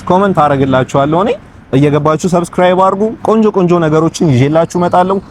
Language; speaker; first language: Amharic; native; Amharic